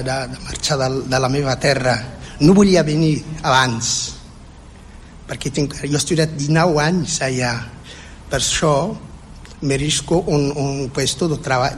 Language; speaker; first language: Catalan; non-native, fluent; Berber languages